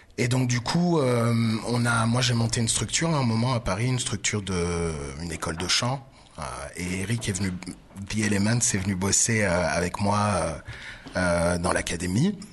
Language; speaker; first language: French; early bilingual, other home language; Baoulé